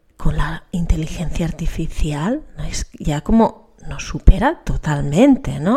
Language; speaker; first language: Spanish; non-native, local second language; Catalan